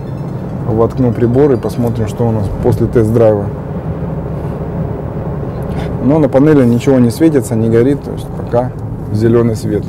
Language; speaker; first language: Russian; native; Russian